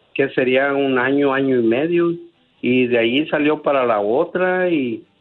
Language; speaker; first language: Spanish; native; Spanish